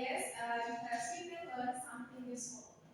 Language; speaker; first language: English; non-native, learner; Indonesian